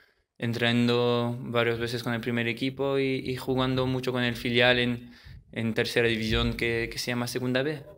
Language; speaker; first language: Spanish; early bilingual, heritage; French